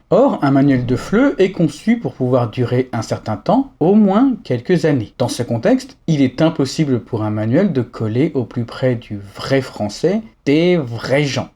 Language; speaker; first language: French; native; French